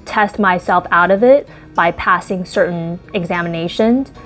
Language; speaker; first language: English; early bilingual, other home language; Chinese